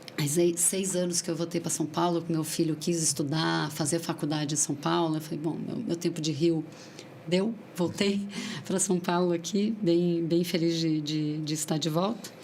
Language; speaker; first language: Portuguese; native; Portuguese